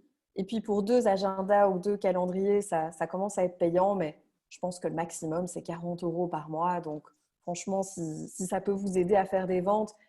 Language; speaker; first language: French; native; French